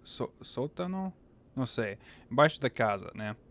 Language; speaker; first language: Portuguese; non-native, fluent; English